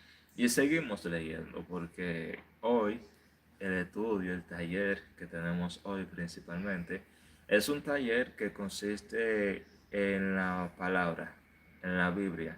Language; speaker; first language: Spanish; native; Spanish